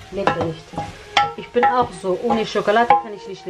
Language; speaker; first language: German; non-native, learner; Kurdish